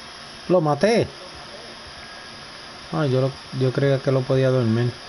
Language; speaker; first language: Spanish; native; Spanish